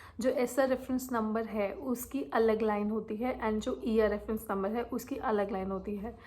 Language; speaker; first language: Hindi; native; Hindi